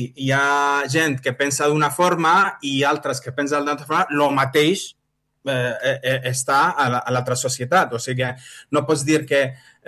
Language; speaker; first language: Catalan; non-native, fluent; Arabic